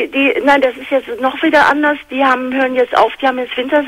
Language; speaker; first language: German; native; German